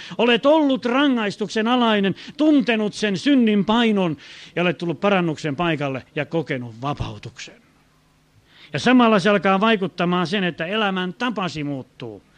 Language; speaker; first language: Finnish; native; Finnish